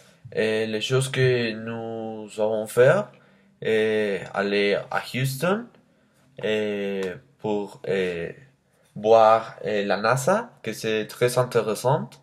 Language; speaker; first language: French; non-native, learner; Spanish